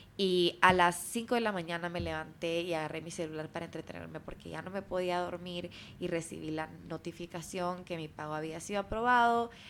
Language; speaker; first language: Spanish; early bilingual, heritage; Spanish